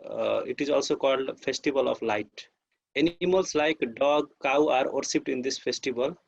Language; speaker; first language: English; non-native, fluent; Nepali